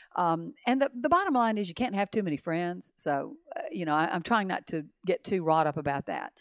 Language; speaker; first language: English; native; English